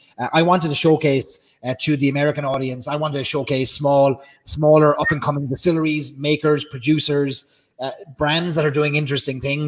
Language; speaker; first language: English; native; English